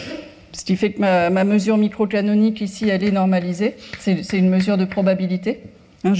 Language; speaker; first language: French; native; French